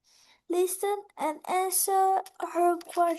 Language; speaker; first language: English; non-native, learner; Vietnamese